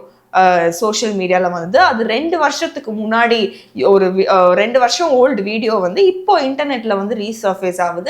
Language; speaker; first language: Tamil; native; Tamil